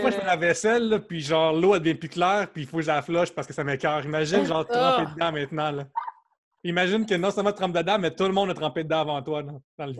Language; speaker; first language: French; native; French